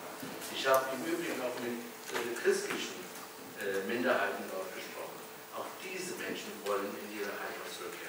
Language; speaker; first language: German; early bilingual, other home language; Kurdish